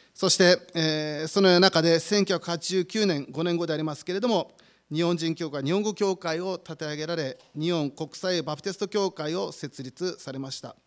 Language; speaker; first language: Japanese; native; Japanese